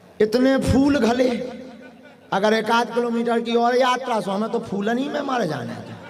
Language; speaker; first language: Hindi; native; Hindi